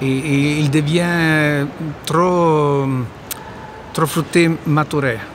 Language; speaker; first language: French; non-native, learner; Italian